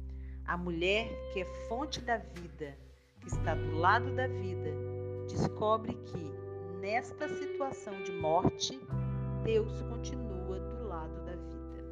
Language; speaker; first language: Portuguese; native; Portuguese